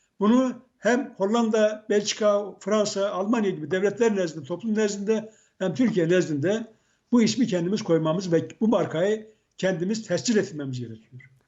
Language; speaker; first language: Turkish; native; Turkish